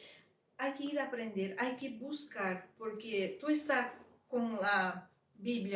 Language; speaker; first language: Spanish; non-native, fluent; Portuguese